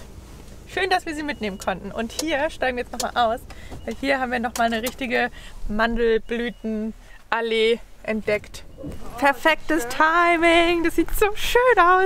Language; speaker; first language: German; native; German